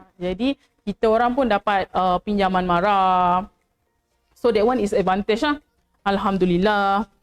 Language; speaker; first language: Malay; native; Malay